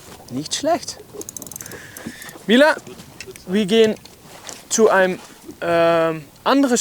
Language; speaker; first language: German; non-native, learner; Dutch